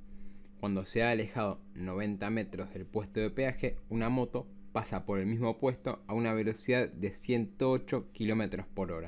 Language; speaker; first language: Spanish; native; Spanish